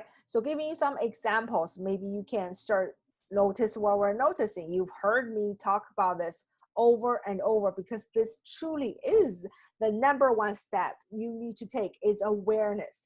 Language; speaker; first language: English; non-native, fluent; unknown